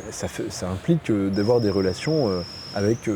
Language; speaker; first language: French; native; French